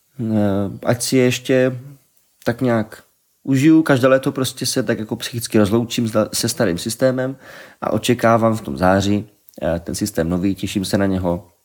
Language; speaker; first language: Czech; native; Czech